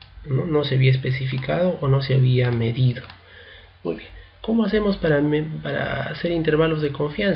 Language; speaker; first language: Spanish; native; Spanish